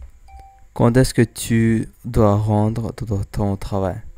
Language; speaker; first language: French; non-native, learner; English